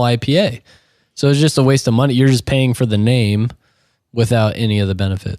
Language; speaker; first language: English; native; English